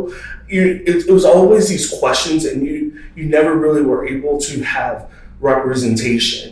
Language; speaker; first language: English; native; English